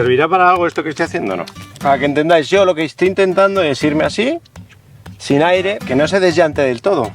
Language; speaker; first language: Spanish; native; Spanish